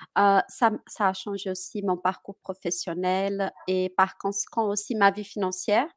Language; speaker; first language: French; non-native, fluent; Portuguese